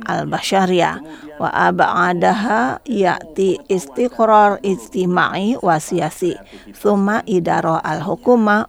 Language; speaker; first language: Arabic; non-native, learner; Indonesian